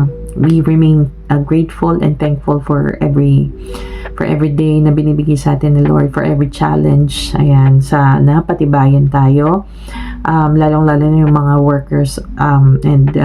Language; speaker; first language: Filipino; native; Filipino